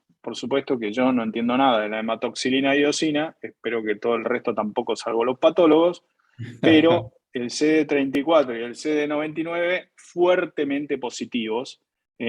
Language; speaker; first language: Spanish; native; Spanish